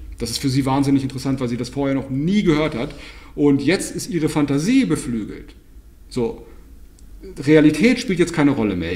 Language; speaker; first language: German; native; German